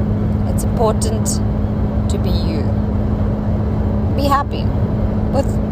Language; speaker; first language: English; non-native, local second language; Afrikaans